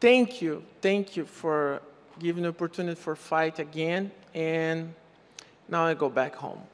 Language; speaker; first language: English; non-native, learner; Portuguese